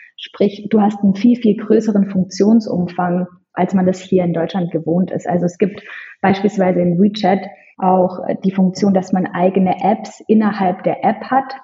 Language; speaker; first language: German; native; German